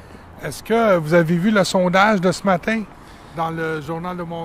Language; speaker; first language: French; native; French